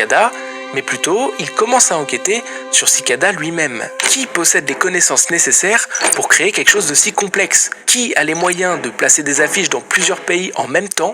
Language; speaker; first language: French; native; French